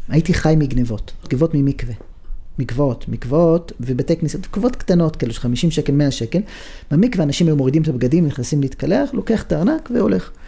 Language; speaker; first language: Hebrew; native; Hebrew